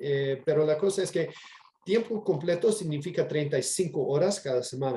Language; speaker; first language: Spanish; non-native, fluent; English